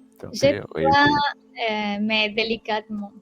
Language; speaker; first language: French; non-native, learner; Spanish